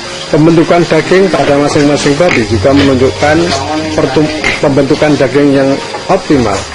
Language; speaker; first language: Indonesian; native; Indonesian